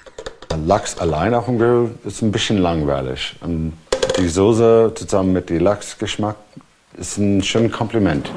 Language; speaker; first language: German; non-native, fluent; English